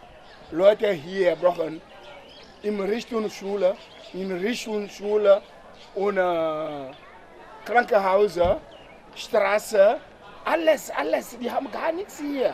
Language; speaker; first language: German; non-native, learner; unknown